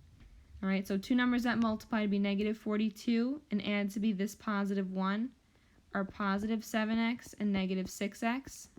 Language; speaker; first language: English; native; English